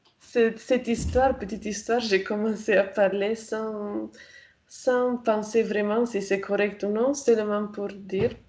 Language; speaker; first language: French; non-native, fluent; Romanian